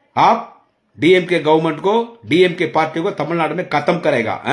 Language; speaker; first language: Hindi; non-native, local second language; Tamil